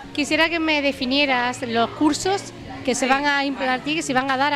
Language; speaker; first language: Spanish; native; Spanish